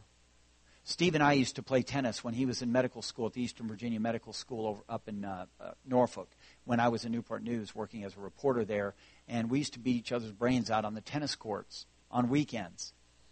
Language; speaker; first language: English; native; English